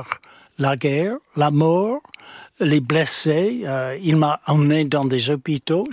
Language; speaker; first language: French; non-native, fluent; English